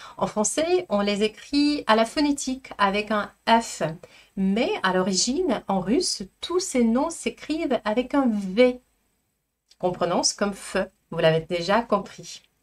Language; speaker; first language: French; non-native, fluent; Russian